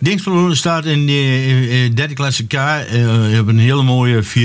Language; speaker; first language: Dutch; native; Dutch